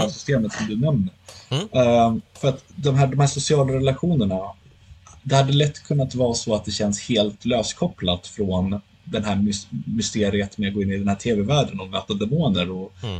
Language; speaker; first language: Swedish; native; Swedish